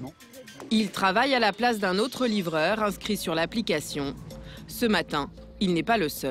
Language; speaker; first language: French; native; French